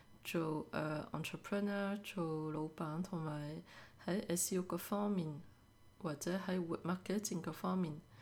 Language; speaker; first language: Cantonese; early bilingual, heritage; Cantonese